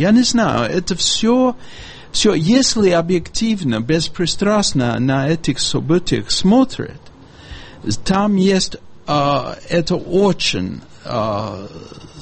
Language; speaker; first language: Russian; non-native, fluent; English